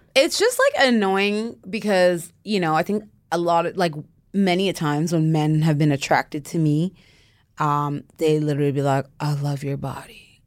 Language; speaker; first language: English; non-native, fluent; French